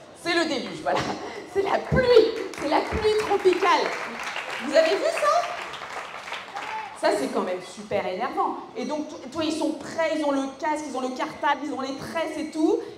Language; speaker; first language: French; native; French